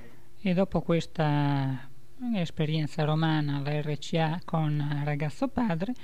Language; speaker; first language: Italian; native; Italian